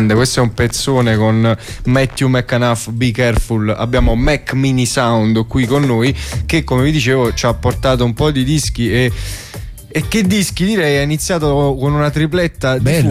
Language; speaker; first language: Italian; native; Italian